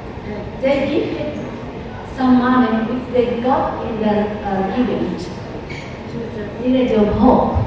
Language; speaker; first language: English; non-native, learner; Japanese